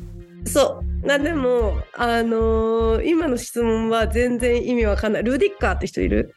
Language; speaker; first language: Japanese; native; Japanese